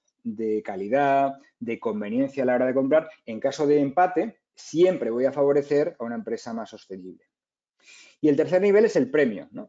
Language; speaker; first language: Spanish; native; Spanish